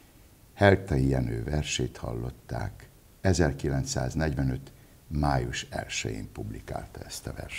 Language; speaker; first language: Hungarian; native; Hungarian